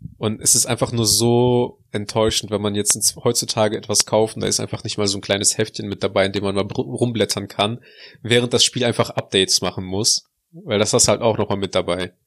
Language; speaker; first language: German; early bilingual, other home language; Russian